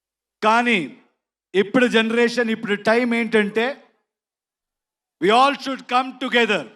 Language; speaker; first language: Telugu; non-native, learner; Kannada